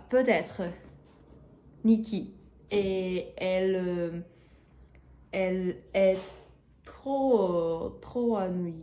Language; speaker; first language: French; non-native, learner; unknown